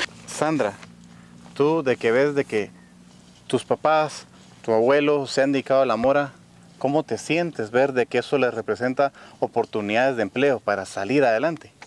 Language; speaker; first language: Spanish; native; Spanish